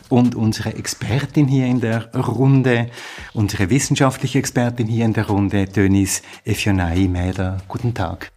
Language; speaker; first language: German; native; German